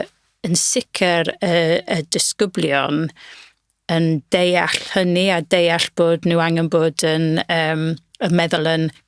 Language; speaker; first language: Welsh; non-native, local second language; English